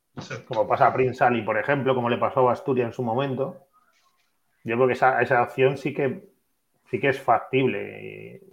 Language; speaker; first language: Spanish; native; Spanish